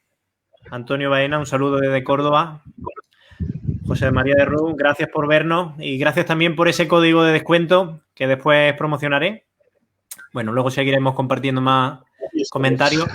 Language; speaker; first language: Spanish; native; Spanish